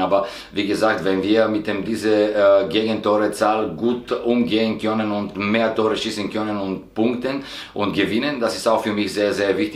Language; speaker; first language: German; non-native, fluent; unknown